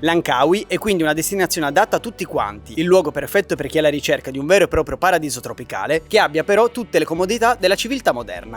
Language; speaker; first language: Italian; native; Italian